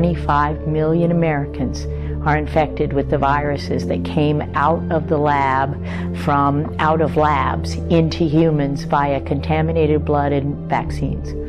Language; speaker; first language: English; native; English